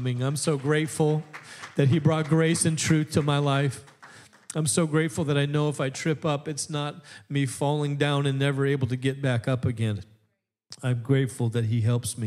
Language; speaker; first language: English; native; English